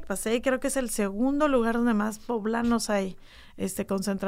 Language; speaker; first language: Spanish; native; Spanish